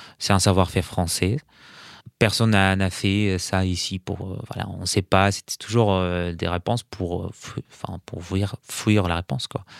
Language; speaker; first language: French; non-native, fluent; Arabic